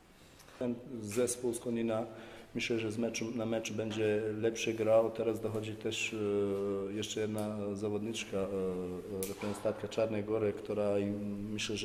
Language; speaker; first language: Polish; non-native, fluent; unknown